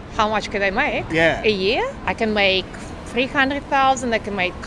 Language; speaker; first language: English; non-native, fluent; Russian